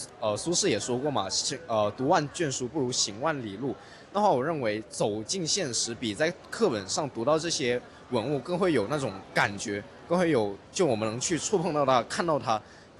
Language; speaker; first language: Chinese; native; Chinese